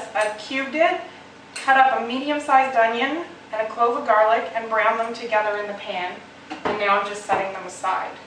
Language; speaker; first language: English; native; English